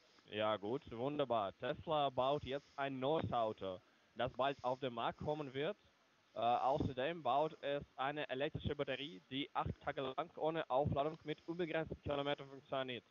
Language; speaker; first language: German; non-native, learner; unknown